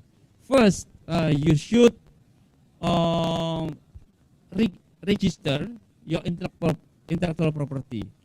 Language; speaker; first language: English; non-native, fluent; Indonesian